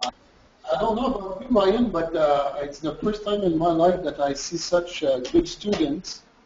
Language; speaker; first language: English; non-native, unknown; French